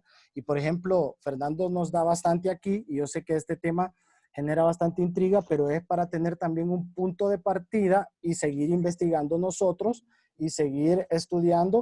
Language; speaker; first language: Spanish; native; Spanish